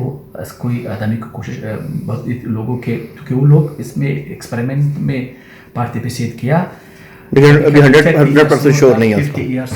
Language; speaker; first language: Hindi; non-native, learner; Persian